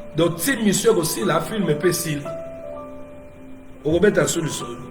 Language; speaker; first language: French; non-native, local second language; Lingala